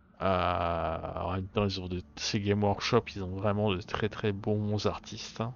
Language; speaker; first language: French; native; French